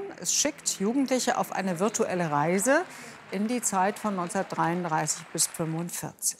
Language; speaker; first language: German; native; German